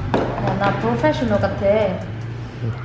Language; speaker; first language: Korean; non-native, learner; Vietnamese